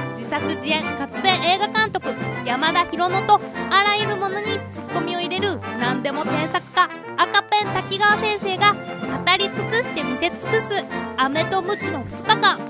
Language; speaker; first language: Japanese; native; Japanese